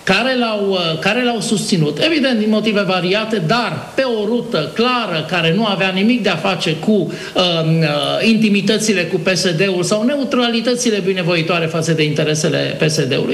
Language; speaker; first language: Romanian; native; Romanian